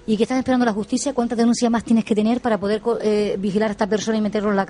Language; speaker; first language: Spanish; native; Spanish